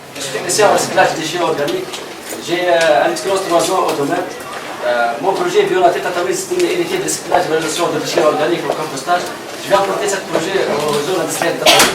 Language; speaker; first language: French; non-native, local second language; Arabic